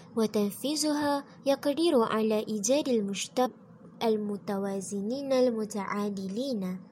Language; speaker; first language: Arabic; non-native, learner; Malay